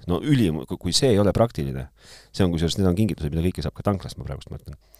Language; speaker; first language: Estonian; native; Estonian